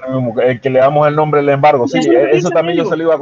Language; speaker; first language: Spanish; native; Spanish